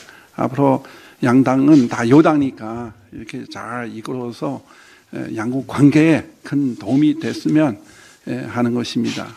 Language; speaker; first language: Korean; non-native, fluent; Chinese